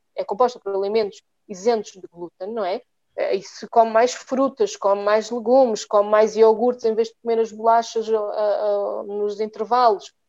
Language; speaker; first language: Portuguese; native; Portuguese